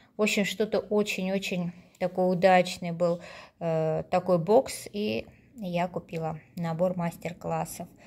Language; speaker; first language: Russian; non-native, local second language; Armenian